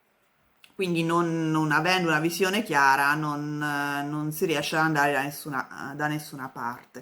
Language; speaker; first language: Italian; native; Italian